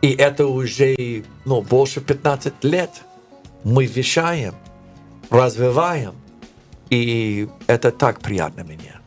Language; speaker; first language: Russian; non-native, learner; English